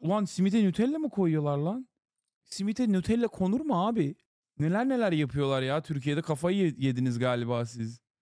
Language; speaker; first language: Turkish; native; Turkish